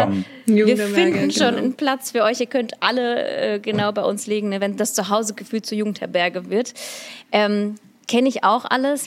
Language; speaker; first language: German; early bilingual, other home language; Russian